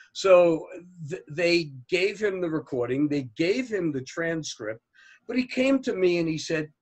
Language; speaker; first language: English; native; English